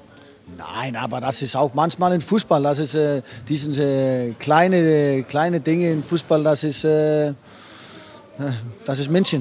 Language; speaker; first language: German; non-native, fluent; Danish